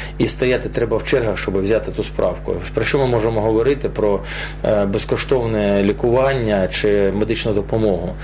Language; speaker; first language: Ukrainian; non-native, local second language; Russian